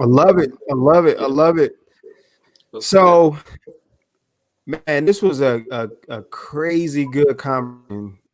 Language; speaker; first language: English; native; English